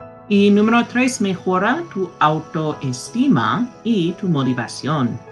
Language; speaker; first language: Spanish; non-native, fluent; English